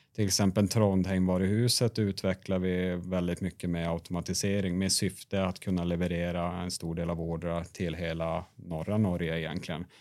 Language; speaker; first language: Swedish; native; Swedish